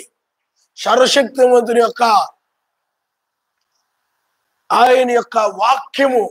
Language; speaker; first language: Telugu; native; Telugu